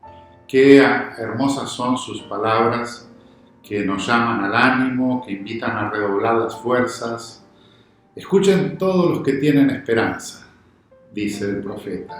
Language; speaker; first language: Spanish; native; Spanish